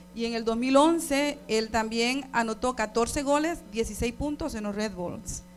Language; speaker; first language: Spanish; native; Spanish